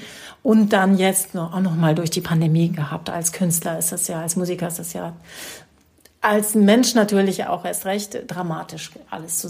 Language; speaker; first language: German; native; German